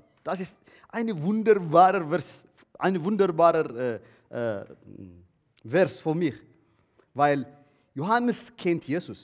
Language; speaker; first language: German; non-native, learner; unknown